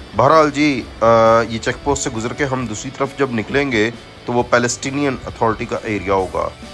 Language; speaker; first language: Urdu; non-native, local second language; Punjabi